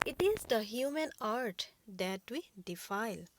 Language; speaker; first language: English; non-native, local second language; Assamese